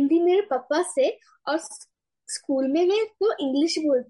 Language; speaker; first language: Hindi; early bilingual, heritage; Russian